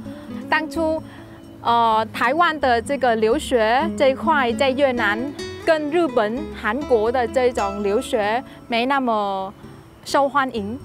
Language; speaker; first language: Chinese; non-native, fluent; Vietnamese